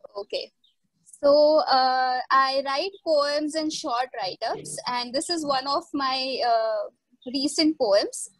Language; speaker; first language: English; non-native, local second language; Hindi